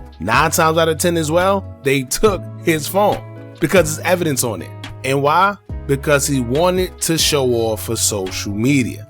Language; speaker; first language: English; native; English